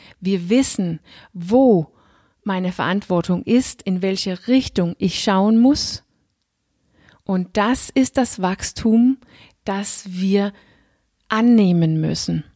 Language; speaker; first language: German; non-native, fluent; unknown